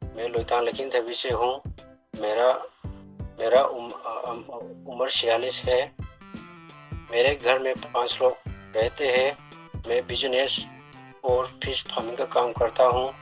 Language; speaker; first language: Hindi; non-native, local second language; Manipuri